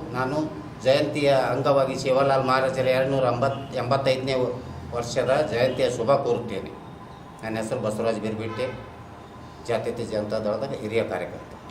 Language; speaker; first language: Kannada; native; Kannada